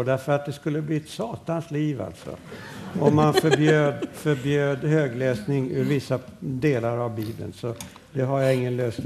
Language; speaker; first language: Swedish; native; Swedish